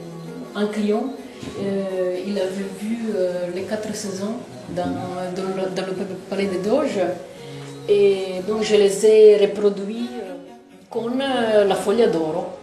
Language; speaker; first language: French; non-native, fluent; Italian